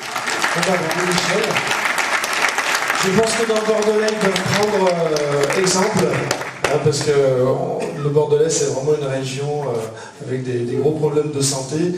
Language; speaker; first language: French; native; French